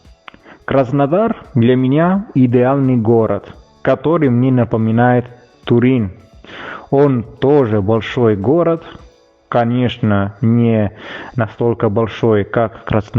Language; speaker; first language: Russian; non-native, fluent; Italian